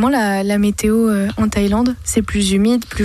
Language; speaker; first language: French; native; French